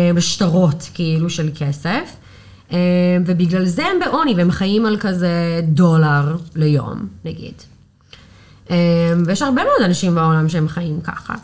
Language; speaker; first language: Hebrew; non-native, fluent; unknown